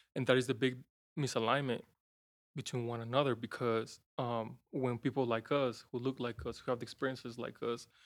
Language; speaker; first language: English; non-native, fluent; Spanish